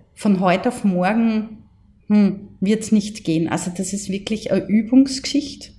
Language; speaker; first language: German; native; German